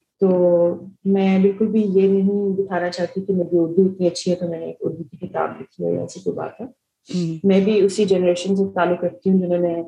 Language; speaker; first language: Urdu; native; Urdu